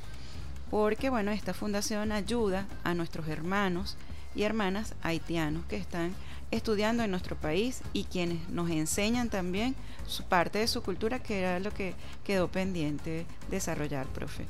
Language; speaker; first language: Spanish; native; Spanish